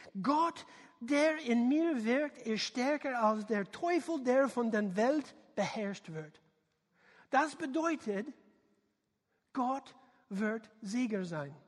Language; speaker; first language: German; non-native, learner; English